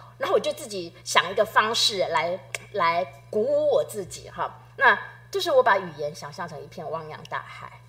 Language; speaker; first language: Chinese; native; Chinese